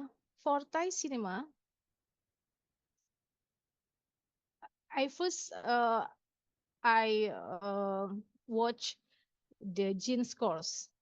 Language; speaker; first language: English; non-native, local second language; Indonesian